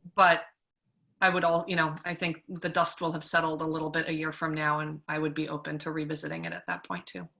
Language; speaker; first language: English; early bilingual, other home language; German